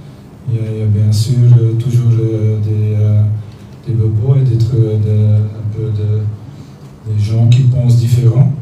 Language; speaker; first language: French; non-native, learner; Dutch